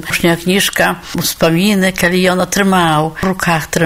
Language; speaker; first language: Belarusian; non-native, local second language; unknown